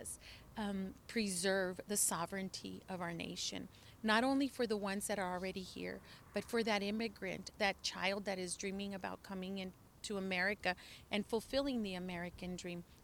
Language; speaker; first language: English; early bilingual, other home language; Spanish